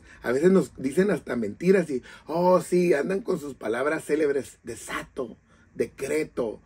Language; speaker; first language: Spanish; native; Spanish